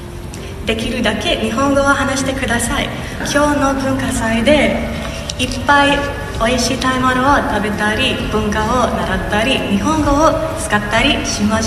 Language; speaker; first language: Japanese; non-native, learner; English